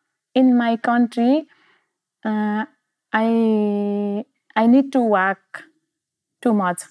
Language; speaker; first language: English; non-native, learner; Nepali